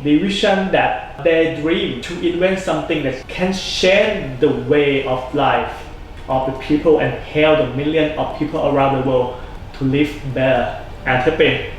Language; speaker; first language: English; non-native, fluent; Thai